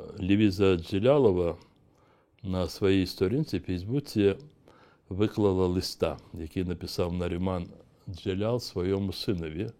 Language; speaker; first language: Ukrainian; non-native, local second language; Crimean Tatar